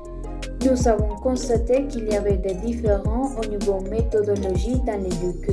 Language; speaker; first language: French; non-native, fluent; Spanish